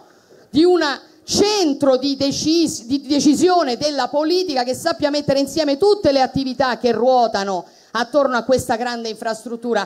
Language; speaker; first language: Italian; native; Italian